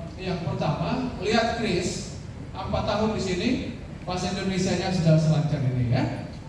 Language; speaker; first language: Indonesian; native; Indonesian